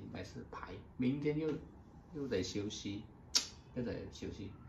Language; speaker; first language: Chinese; native; Chinese